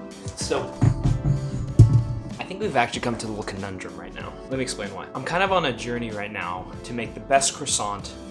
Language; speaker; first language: English; native; English